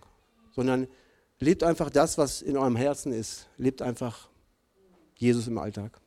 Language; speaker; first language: German; native; German